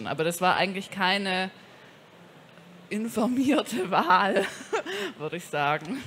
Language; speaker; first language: German; native; German